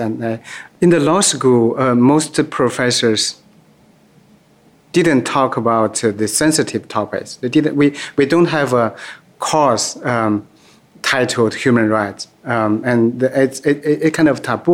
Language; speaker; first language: English; non-native, fluent; Chinese